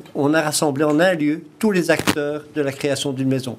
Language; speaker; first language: French; native; French